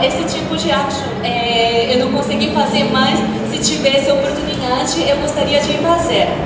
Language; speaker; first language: Portuguese; non-native, fluent; Japanese